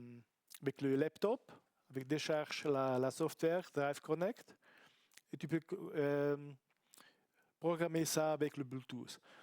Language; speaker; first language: French; non-native, learner; Italian